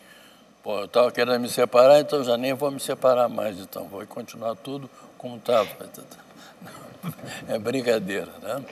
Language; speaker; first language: Portuguese; native; Portuguese